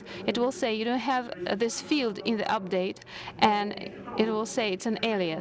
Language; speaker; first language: English; non-native, fluent; Russian